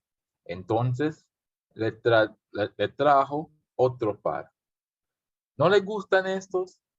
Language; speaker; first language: Spanish; non-native, fluent; English